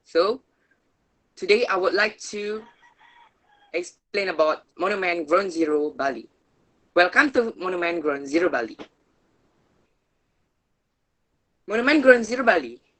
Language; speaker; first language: English; non-native, learner; Indonesian